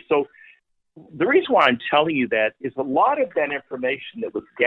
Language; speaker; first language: English; native; English